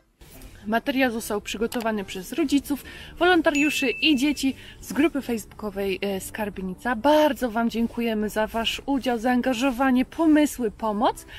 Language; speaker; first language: Polish; native; Polish